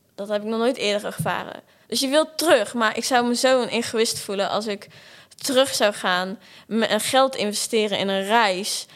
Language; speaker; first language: Dutch; early bilingual, other home language; Portuguese